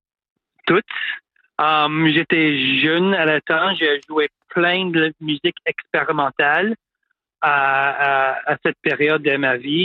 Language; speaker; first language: French; non-native, local second language; English